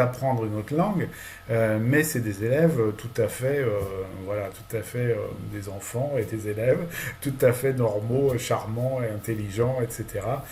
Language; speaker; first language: French; native; French